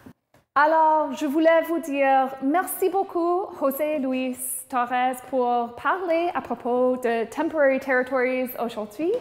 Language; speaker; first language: French; non-native, local second language; English